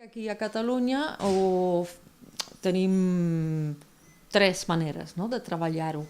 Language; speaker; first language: Catalan; non-native, fluent; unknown